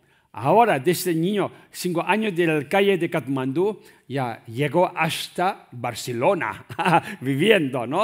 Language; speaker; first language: Spanish; non-native, learner; Tibetan